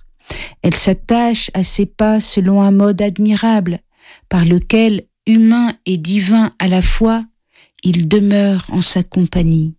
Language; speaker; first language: French; native; French